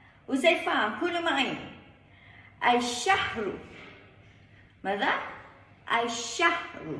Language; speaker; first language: Arabic; non-native, learner; Malay